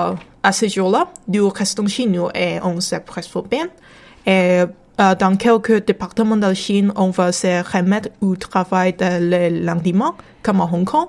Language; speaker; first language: French; non-native, learner; Chinese